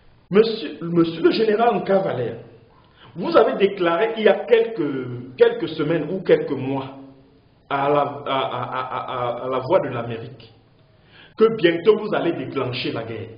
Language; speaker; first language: French; native; French